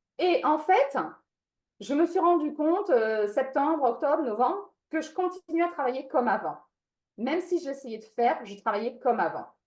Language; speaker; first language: French; non-native, fluent; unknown